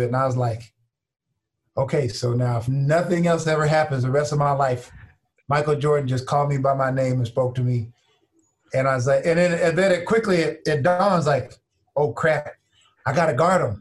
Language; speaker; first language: English; native; English